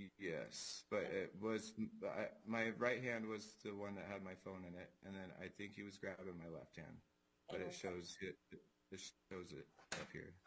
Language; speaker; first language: English; native; English